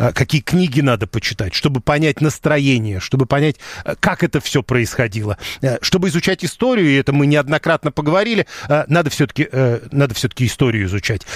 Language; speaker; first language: Russian; native; Russian